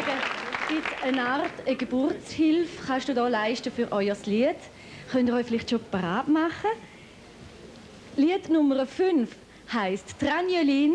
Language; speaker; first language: German; native; German